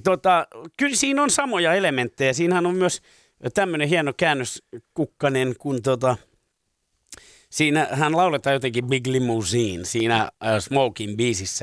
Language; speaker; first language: Finnish; native; Finnish